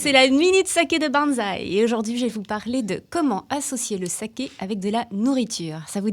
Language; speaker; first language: French; native; French